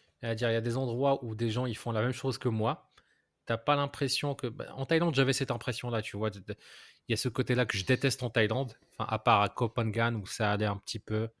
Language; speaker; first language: French; non-native, local second language; Arabic